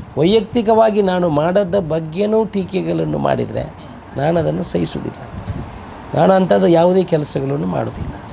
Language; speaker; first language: Kannada; non-native, local second language; Tulu